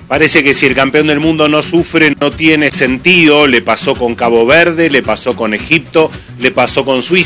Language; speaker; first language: Spanish; native; Spanish